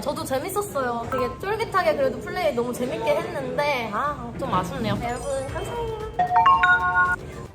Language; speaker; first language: Korean; native; Korean